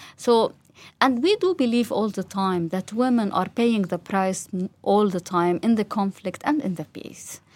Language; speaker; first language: English; non-native, fluent; Arabic